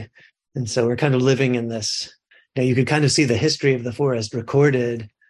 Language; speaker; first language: English; native; English